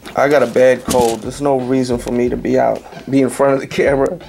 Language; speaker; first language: English; native; English